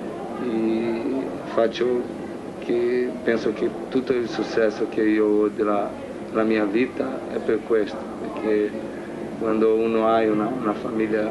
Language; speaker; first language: Italian; non-native, fluent; Portuguese